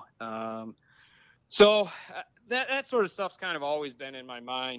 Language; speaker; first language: English; native; English